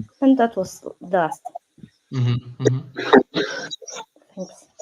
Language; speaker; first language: English; non-native, learner; Polish